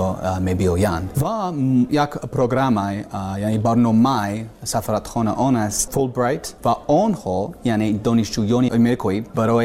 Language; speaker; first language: Persian; non-native, learner; English